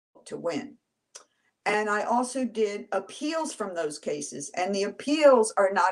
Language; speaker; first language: English; native; English